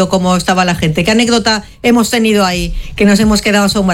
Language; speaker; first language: Spanish; native; Spanish